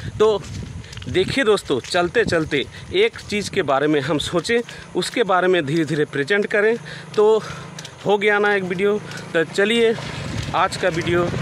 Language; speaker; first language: Hindi; non-native, local second language; Bangla